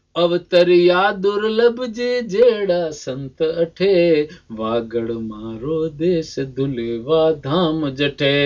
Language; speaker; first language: Hindi; non-native, local second language; Rajasthani